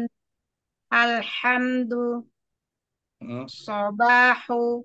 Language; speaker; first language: Arabic; non-native, learner; Indonesian